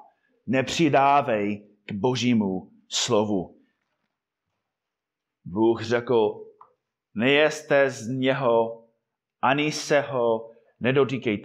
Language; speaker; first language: Czech; non-native, fluent; English